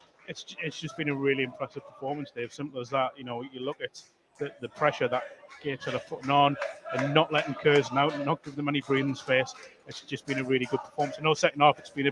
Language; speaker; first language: English; native; English